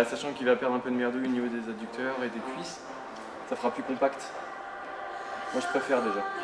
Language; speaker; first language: French; native; French